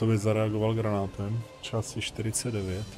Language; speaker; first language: Czech; native; Czech